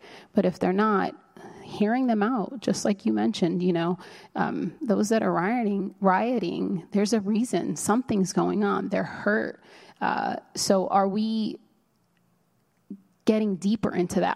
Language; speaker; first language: English; early bilingual, other home language; Spanish